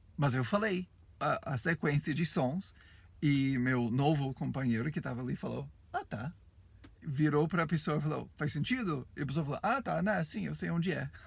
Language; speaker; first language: Portuguese; non-native, fluent; English